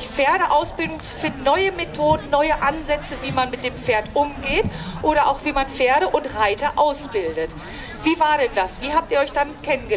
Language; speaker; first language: German; native; German